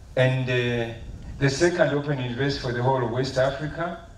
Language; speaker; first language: English; non-native, local second language; Swahili